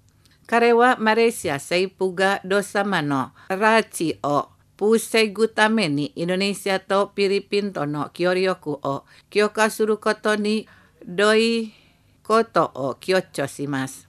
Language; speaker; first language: Japanese; non-native, fluent; Indonesian